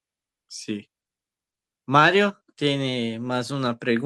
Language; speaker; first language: Spanish; non-native, learner; Portuguese